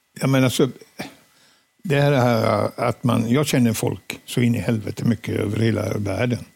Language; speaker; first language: Swedish; native; Swedish